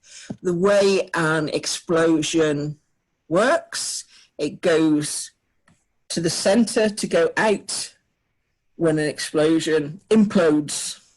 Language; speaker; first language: English; native; English